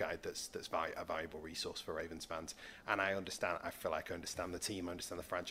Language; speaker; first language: English; native; English